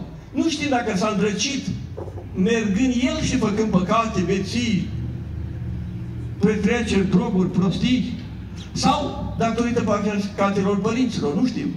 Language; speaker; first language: Romanian; native; Romanian